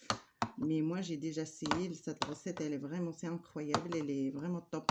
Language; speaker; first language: French; non-native, learner; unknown